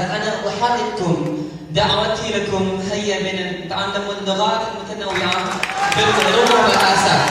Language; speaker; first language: Arabic; non-native, learner; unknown